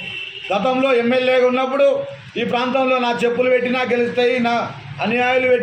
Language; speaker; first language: Telugu; native; Telugu